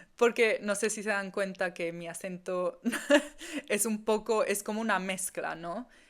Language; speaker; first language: Spanish; early bilingual, heritage; Spanish